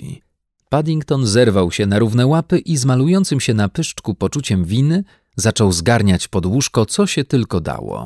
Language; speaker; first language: Polish; native; Polish